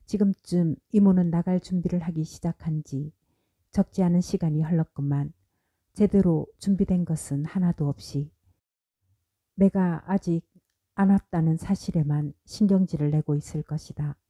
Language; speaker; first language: Korean; native; Korean